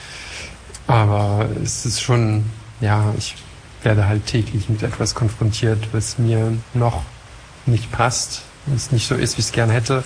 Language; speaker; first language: German; non-native, fluent; French